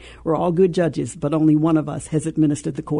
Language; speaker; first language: English; native; English